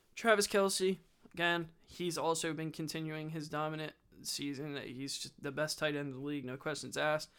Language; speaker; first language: English; native; English